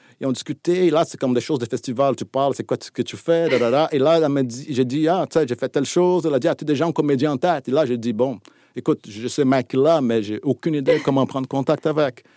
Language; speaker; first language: French; non-native, fluent; Portuguese